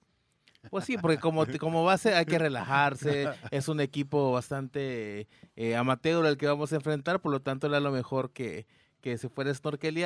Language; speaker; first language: Spanish; native; Spanish